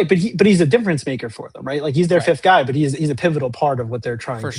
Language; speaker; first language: English; native; English